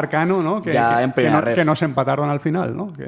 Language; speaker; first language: Spanish; native; Spanish